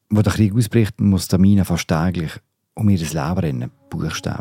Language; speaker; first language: German; native; German